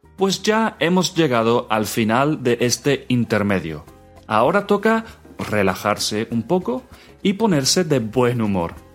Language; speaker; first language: Spanish; native; Spanish